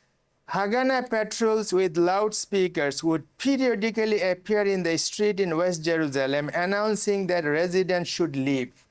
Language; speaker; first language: English; non-native, local second language; Bangla